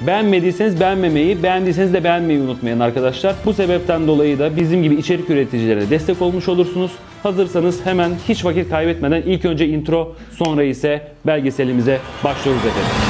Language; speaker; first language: Turkish; native; Turkish